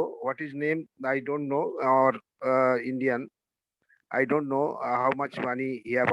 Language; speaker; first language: English; non-native, learner; Hindi